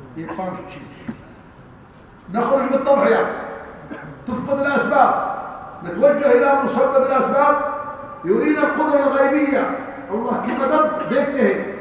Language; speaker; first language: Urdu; non-native, learner; Arabic